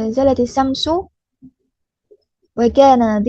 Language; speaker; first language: Arabic; non-native, learner; Indonesian